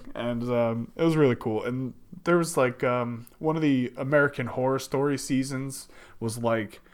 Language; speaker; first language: English; native; English